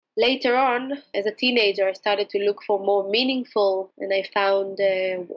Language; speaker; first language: English; non-native, fluent; Hebrew